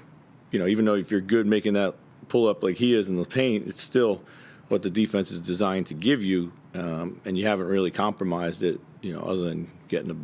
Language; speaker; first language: English; native; English